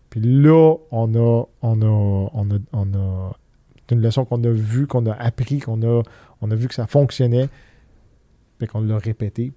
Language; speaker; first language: French; early bilingual, other home language; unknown